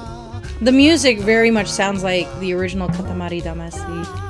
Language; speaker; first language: English; native; English